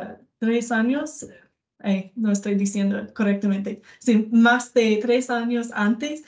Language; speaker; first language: Spanish; non-native, learner; English